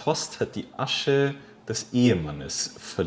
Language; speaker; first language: German; native; German